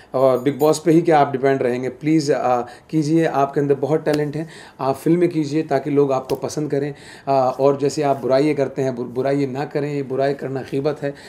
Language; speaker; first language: Hindi; native; Hindi